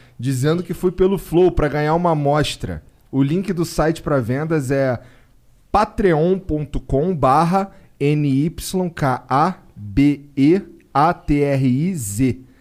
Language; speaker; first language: Portuguese; native; Portuguese